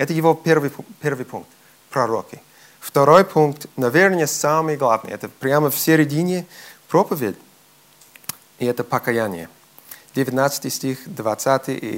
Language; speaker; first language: Russian; non-native, fluent; English